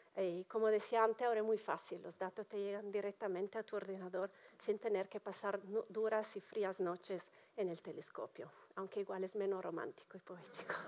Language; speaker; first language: Spanish; non-native, fluent; Italian